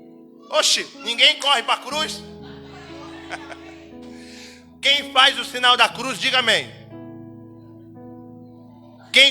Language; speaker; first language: Portuguese; native; Portuguese